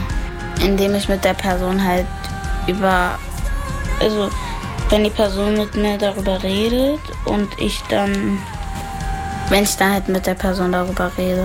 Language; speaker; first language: German; native; German